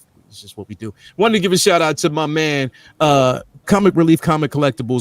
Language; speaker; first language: English; native; English